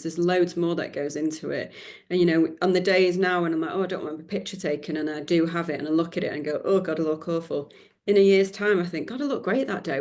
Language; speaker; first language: English; native; English